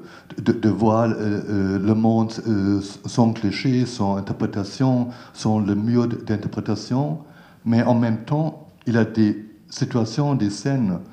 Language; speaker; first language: French; non-native, learner; German